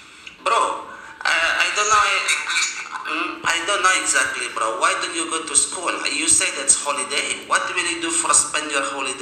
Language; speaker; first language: English; non-native, learner; Indonesian